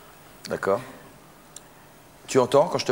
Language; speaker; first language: French; native; French